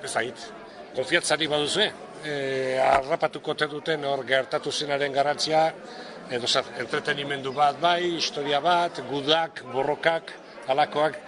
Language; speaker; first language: Basque; native; Basque